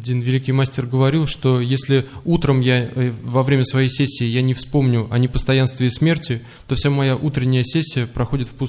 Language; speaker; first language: Russian; native; Russian